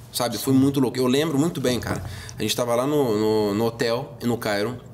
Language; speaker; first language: Portuguese; non-native, fluent; German